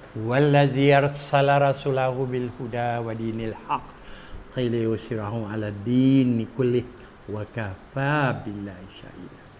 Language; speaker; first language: Malay; native; Malay